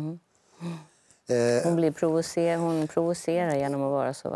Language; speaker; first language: Swedish; native; Swedish